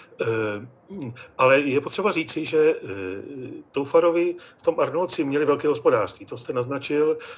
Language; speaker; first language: Czech; native; Czech